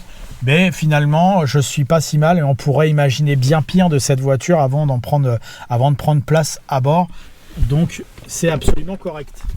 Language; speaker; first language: French; native; French